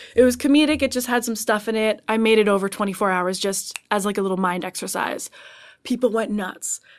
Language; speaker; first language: English; native; English